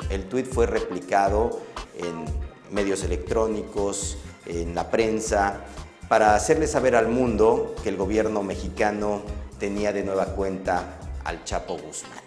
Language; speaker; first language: Spanish; native; Spanish